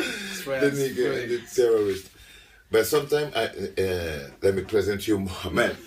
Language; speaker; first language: English; non-native, local second language; French